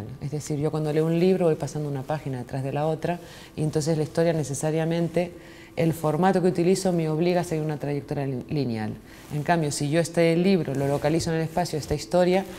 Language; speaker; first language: Spanish; native; Spanish